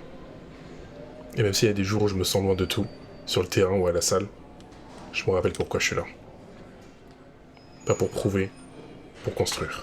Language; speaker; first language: French; native; French